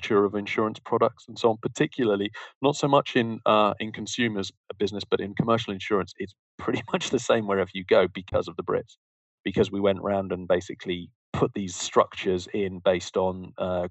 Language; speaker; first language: English; native; English